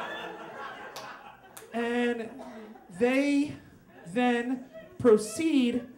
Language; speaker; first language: English; native; English